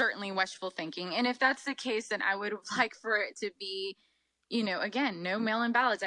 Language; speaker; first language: English; native; English